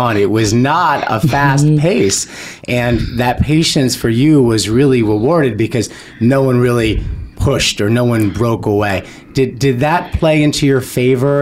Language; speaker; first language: English; native; English